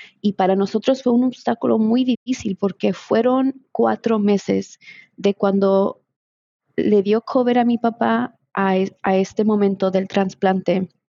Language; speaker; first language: Spanish; early bilingual, heritage; Spanish